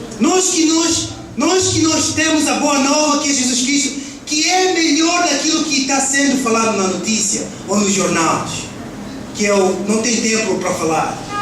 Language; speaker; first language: Portuguese; early bilingual, heritage; Portuguese